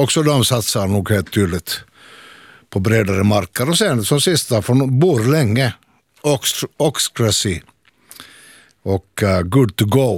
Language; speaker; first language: Swedish; native; Swedish